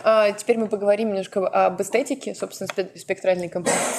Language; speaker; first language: Russian; native; Russian